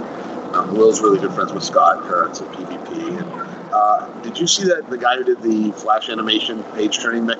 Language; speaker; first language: English; native; English